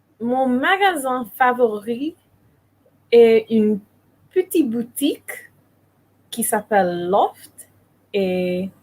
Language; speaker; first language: French; non-native, learner; English